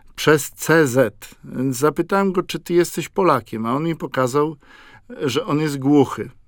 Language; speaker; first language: Polish; native; Polish